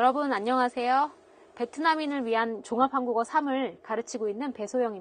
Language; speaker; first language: Korean; native; Korean